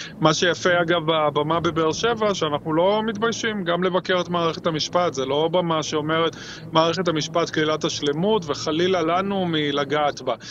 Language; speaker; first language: Hebrew; native; Hebrew